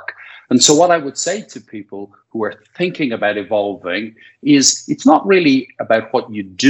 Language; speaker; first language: English; native; English